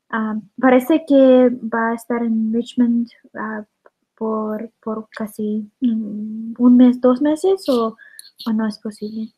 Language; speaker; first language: Spanish; non-native, learner; English